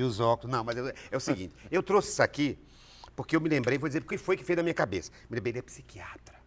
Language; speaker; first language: Portuguese; native; Portuguese